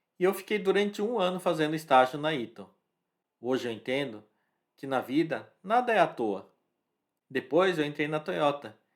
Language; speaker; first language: Portuguese; early bilingual, other home language; Japanese